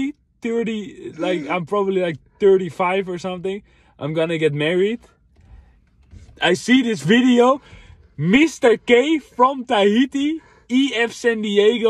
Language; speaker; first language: English; non-native, fluent; Dutch